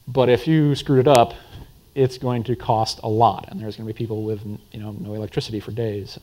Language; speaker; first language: English; native; English